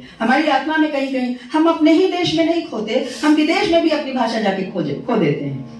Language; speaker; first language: Hindi; non-native, local second language; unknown